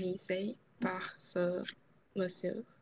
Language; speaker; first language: French; non-native, learner; Chinese